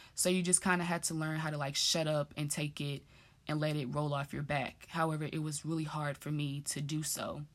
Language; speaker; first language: English; native; English